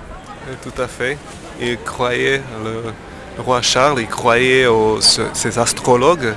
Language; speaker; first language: French; non-native, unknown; Slovak